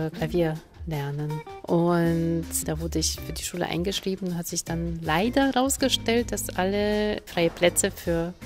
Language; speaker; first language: German; non-native, fluent; Polish